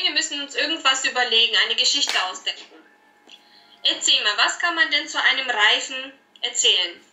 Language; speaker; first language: German; native; German